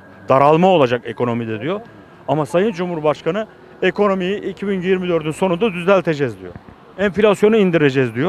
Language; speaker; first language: Turkish; native; Turkish